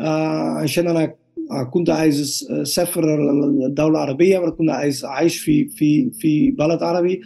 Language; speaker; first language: Arabic; non-native, learner; Dutch